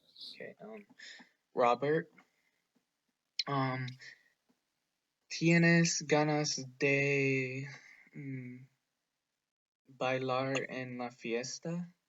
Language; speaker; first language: Spanish; non-native, learner; English